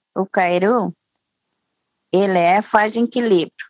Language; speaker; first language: Portuguese; non-native, local second language; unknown